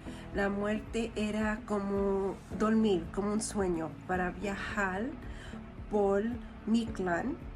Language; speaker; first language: Spanish; early bilingual, heritage; Spanish